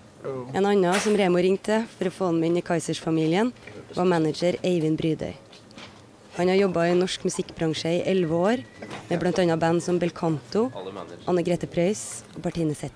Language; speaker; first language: Norwegian; native; Norwegian